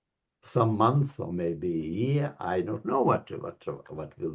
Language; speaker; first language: English; non-native, learner; Lithuanian